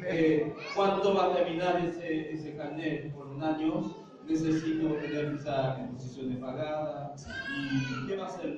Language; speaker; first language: Spanish; non-native, learner; Haitian Creole